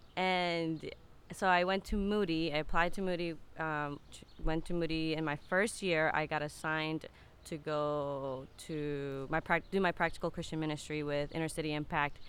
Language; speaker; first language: English; non-native, fluent; Spanish